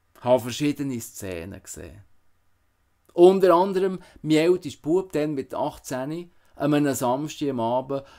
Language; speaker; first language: German; native; German